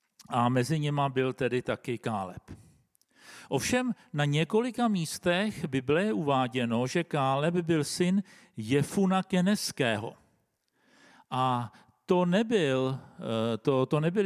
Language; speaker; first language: Czech; native; Czech